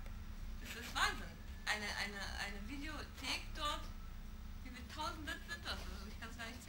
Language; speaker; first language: German; native; German